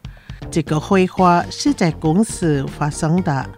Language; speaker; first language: Chinese; early bilingual, heritage; Chinese